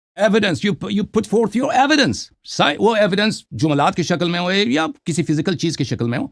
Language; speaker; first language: Urdu; non-native, fluent; Persian